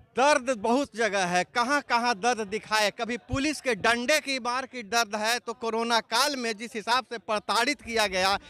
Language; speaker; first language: Hindi; native; Hindi